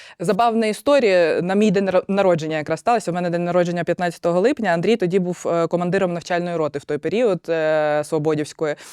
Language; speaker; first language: Ukrainian; non-native, local second language; Russian